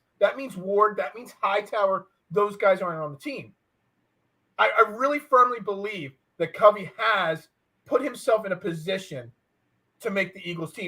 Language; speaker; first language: English; native; English